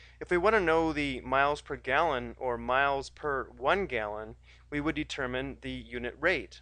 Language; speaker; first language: English; native; English